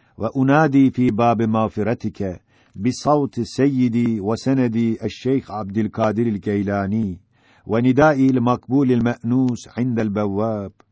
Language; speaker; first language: Arabic; non-native, fluent; Turkish